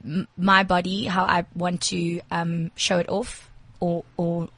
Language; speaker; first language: English; native; English